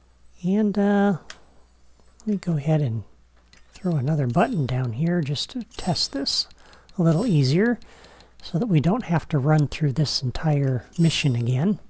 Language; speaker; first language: English; native; English